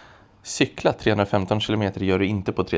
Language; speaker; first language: Swedish; native; Swedish